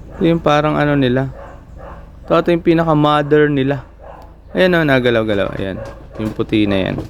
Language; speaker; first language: Filipino; native; Filipino